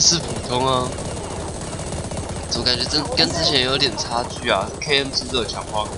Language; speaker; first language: Chinese; native; Chinese